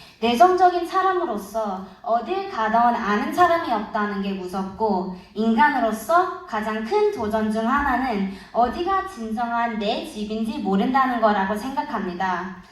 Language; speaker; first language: Korean; early bilingual, heritage; Korean